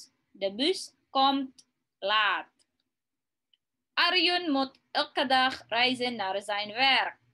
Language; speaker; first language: Dutch; non-native, learner; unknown